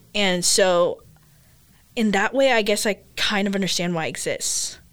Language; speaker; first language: English; early bilingual, other home language; Filipino